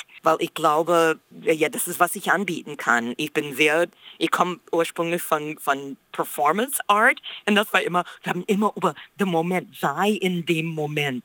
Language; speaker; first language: German; non-native, fluent; English